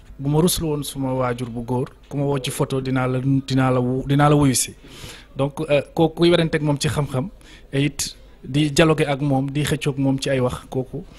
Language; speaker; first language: Wolof; native; Wolof